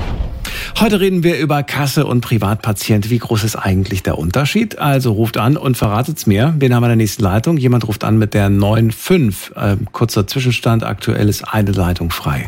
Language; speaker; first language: German; native; German